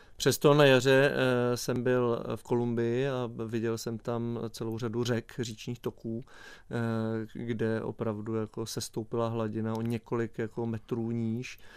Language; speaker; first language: Czech; native; Czech